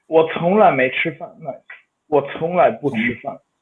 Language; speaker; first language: Chinese; non-native, fluent; Swedish